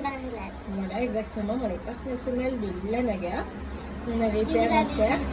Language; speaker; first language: French; native; French